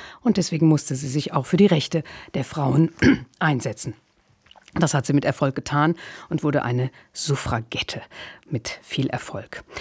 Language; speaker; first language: German; native; German